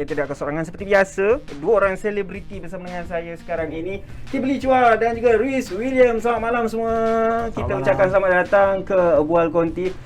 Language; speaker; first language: Malay; native; Malay